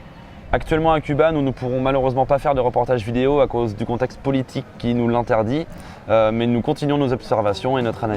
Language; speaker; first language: French; native; French